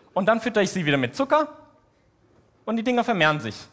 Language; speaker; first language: German; native; German